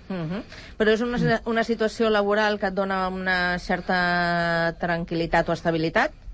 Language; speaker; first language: Catalan; native; Catalan